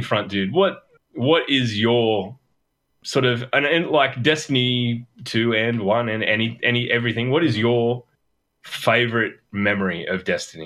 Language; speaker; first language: English; native; English